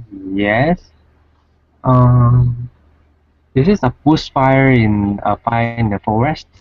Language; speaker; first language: English; non-native, learner; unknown